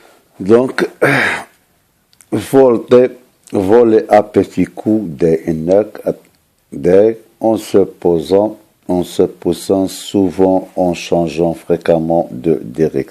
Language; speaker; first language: French; non-native, local second language; Arabic